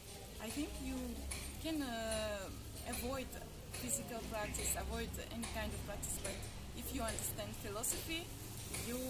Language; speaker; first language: English; non-native, learner; Russian